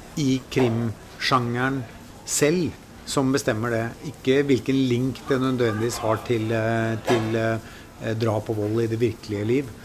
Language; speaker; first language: Norwegian; native; Norwegian